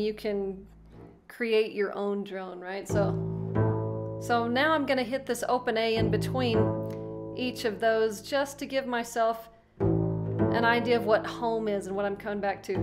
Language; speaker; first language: English; native; English